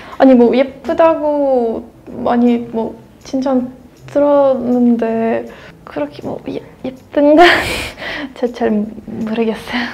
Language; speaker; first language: Korean; non-native, fluent; Russian